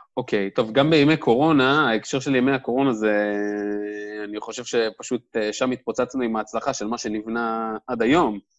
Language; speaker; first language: Hebrew; native; Hebrew